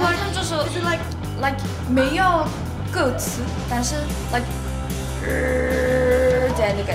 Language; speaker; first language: Chinese; non-native, learner; Mongolian